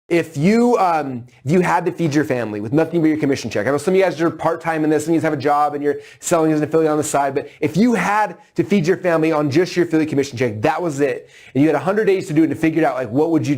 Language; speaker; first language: English; native; English